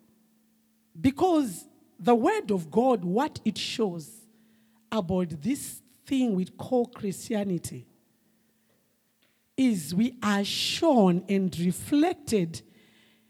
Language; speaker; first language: English; non-native, local second language; Shona